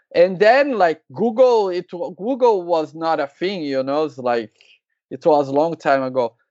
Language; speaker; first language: English; non-native, learner; Portuguese